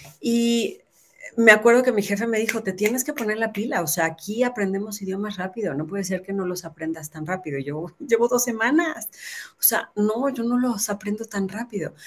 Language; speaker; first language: Spanish; native; Spanish